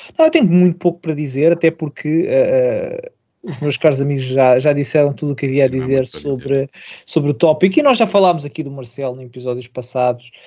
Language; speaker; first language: Portuguese; native; Portuguese